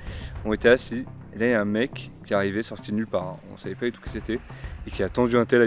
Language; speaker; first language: French; native; French